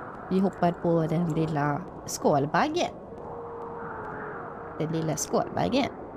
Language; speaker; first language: Swedish; native; Swedish